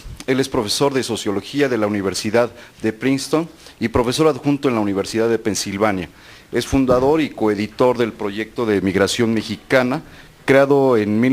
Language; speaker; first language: Spanish; native; Spanish